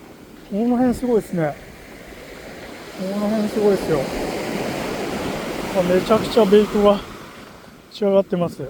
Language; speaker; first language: Japanese; native; Japanese